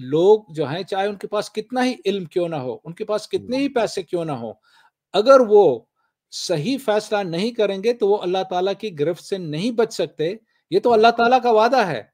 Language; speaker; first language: Urdu; non-native, local second language; Pashto